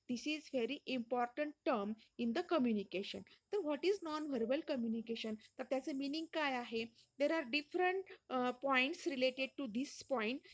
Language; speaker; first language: English; non-native, local second language; Marathi